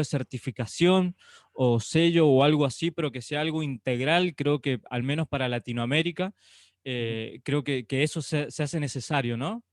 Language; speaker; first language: Spanish; native; Spanish